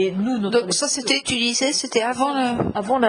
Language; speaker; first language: French; native; French